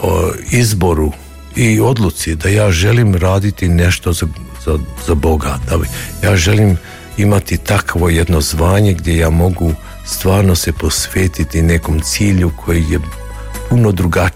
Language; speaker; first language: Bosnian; early bilingual, heritage; Croatian